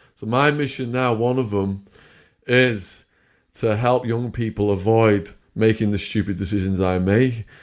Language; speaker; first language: English; native; English